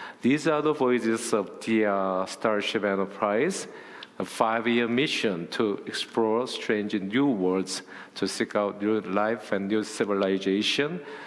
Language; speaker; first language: English; non-native, fluent; Korean